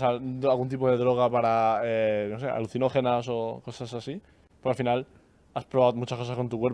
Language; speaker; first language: Spanish; native; Spanish